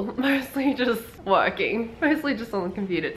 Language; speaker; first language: English; native; English